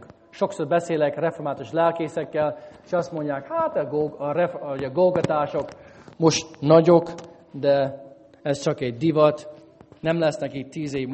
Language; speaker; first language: Hungarian; non-native, fluent; English